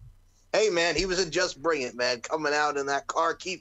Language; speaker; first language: English; native; English